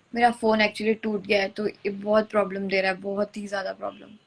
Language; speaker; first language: Hindi; native; Hindi